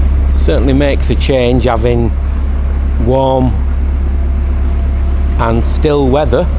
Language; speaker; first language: English; native; English